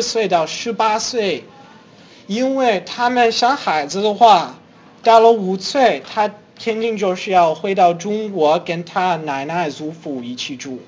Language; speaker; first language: Chinese; non-native, fluent; English